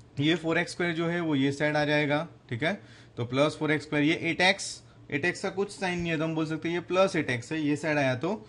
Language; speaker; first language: Hindi; non-native, local second language; Gujarati